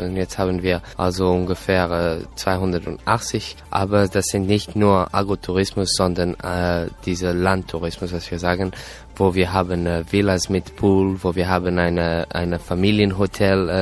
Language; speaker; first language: German; non-native, learner; Croatian